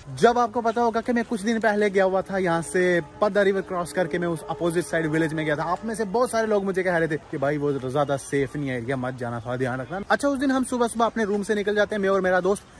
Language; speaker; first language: Hindi; native; Hindi